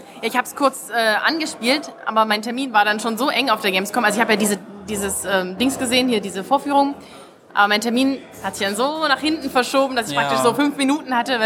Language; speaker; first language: German; native; German